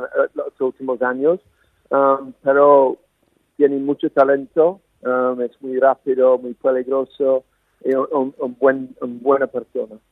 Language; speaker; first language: Spanish; non-native, fluent; English